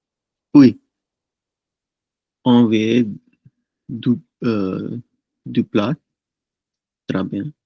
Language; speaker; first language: French; non-native, learner; Punjabi